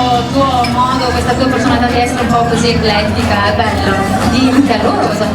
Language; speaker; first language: Italian; native; Italian